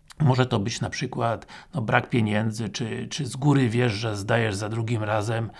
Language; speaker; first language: Polish; native; Polish